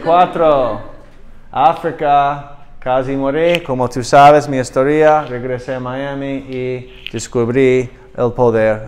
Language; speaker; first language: Spanish; non-native, learner; English